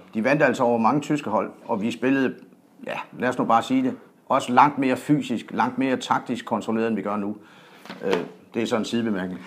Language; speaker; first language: Danish; native; Danish